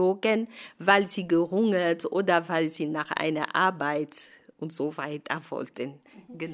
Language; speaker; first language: German; non-native, fluent; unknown